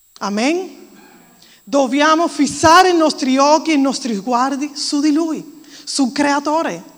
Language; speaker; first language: Italian; non-native, fluent; Spanish